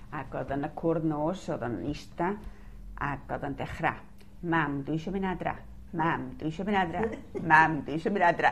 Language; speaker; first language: Welsh; early bilingual, heritage; Welsh